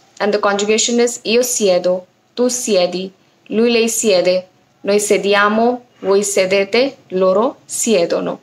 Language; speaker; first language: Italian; non-native, fluent; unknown